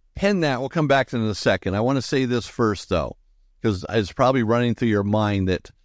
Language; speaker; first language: English; native; English